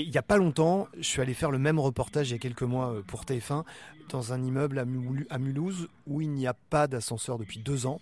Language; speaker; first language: French; native; French